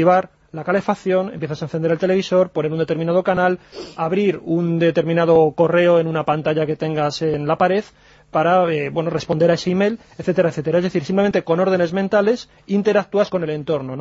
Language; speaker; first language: Spanish; native; Spanish